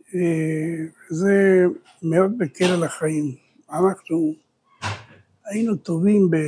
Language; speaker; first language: Hebrew; early bilingual, other home language; Spanish